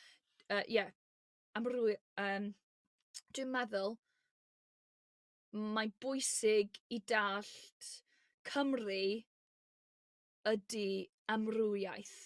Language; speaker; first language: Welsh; non-native, learner; English